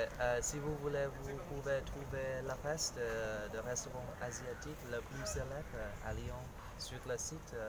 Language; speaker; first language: French; non-native, learner; Vietnamese